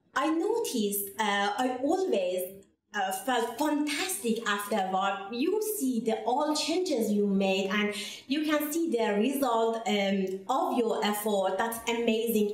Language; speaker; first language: English; non-native, fluent; Persian